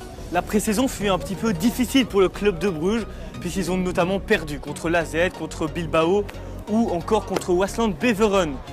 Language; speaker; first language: French; native; French